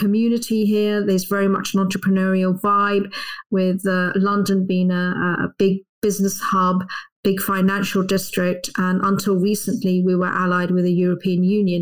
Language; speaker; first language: English; native; English